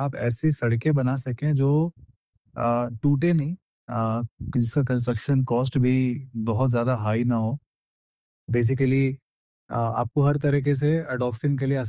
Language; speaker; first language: Hindi; native; Hindi